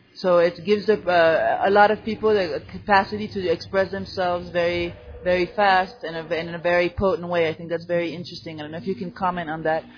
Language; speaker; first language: English; non-native, fluent; Spanish